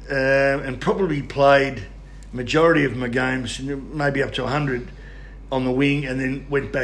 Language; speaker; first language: English; native; English